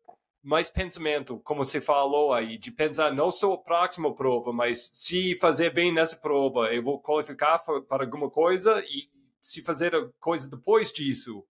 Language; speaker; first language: Portuguese; non-native, fluent; English